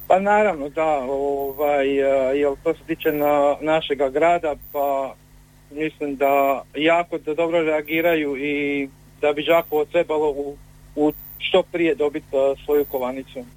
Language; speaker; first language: Serbian; native; Serbian